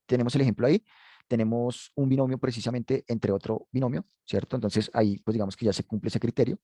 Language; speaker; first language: Spanish; native; Spanish